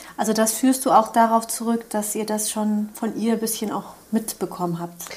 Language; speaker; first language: German; early bilingual, other home language; Turkish